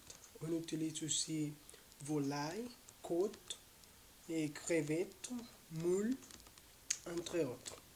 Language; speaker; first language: French; non-native, learner; Spanish